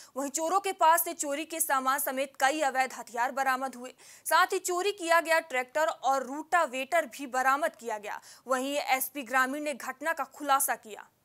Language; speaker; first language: Hindi; native; Hindi